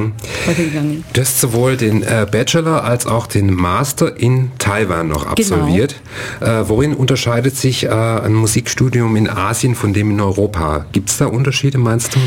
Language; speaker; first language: German; native; German